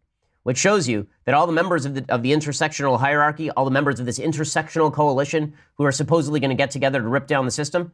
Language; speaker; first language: English; native; English